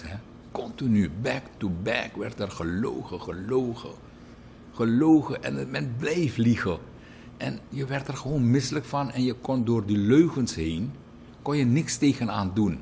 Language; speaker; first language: Dutch; native; Dutch